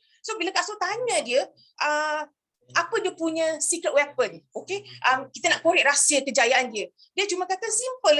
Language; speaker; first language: Malay; native; Malay